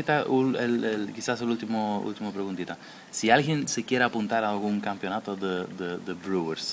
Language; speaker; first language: Spanish; non-native, fluent; Dutch